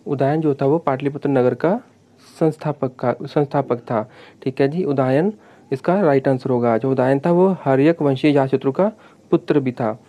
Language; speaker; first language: Hindi; non-native, local second language; Punjabi